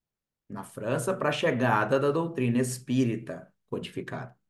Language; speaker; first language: Portuguese; native; Portuguese